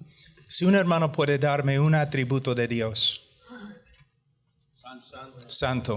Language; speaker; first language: Spanish; non-native, fluent; English